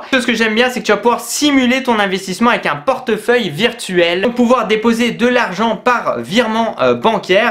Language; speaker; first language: French; native; French